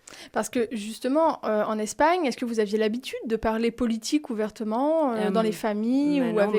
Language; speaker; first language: French; native; French